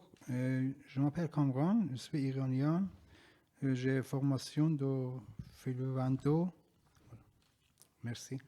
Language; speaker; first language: French; non-native, learner; Persian